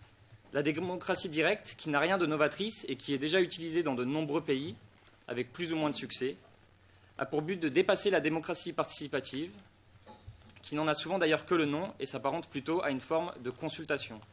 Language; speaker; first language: French; native; French